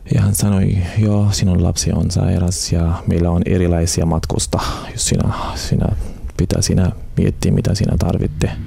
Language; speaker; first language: Finnish; non-native, learner; Arabic